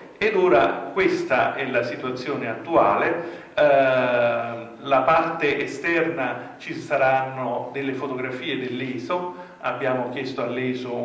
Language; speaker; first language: Italian; native; Italian